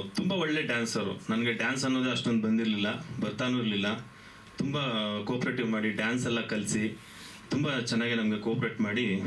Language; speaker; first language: Kannada; native; Kannada